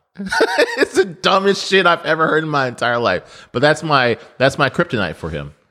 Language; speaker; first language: English; native; English